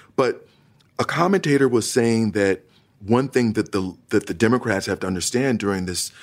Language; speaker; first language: English; native; English